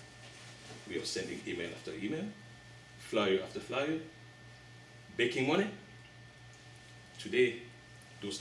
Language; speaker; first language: English; non-native, local second language; French